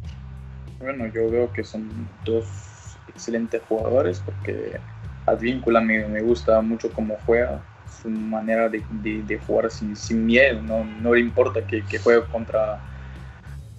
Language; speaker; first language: Spanish; early bilingual, other home language; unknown